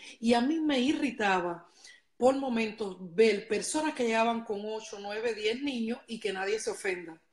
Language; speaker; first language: Spanish; native; Spanish